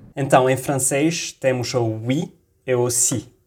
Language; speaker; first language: Portuguese; non-native, fluent; Arabic